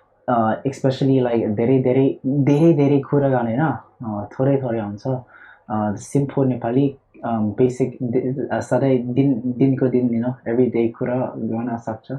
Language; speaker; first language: Nepali; early bilingual, heritage; Nepali